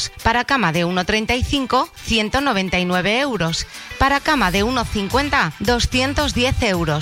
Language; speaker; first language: Spanish; native; Spanish